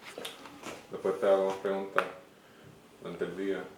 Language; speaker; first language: Spanish; early bilingual, heritage; English